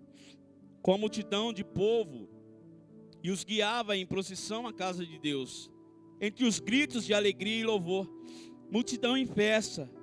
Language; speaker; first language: Portuguese; native; Portuguese